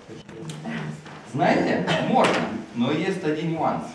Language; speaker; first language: Russian; non-native, fluent; Lithuanian